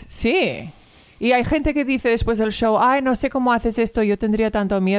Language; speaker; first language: Spanish; early bilingual, heritage; English